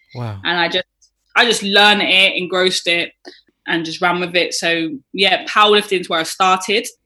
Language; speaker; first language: English; native; English